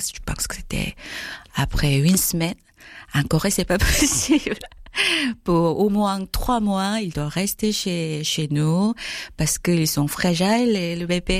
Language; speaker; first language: French; non-native, fluent; Korean